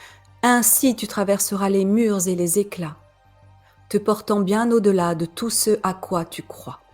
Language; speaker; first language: French; native; French